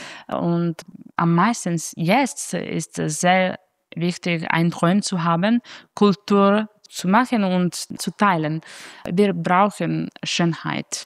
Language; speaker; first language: German; non-native, fluent; Italian